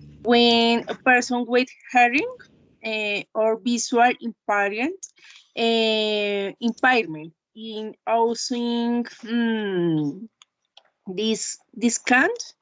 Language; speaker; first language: English; non-native, learner; Spanish